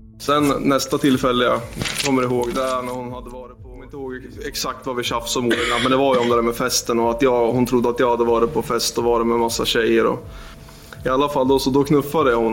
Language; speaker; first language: Swedish; native; Swedish